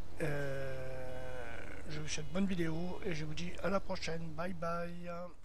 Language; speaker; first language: French; native; French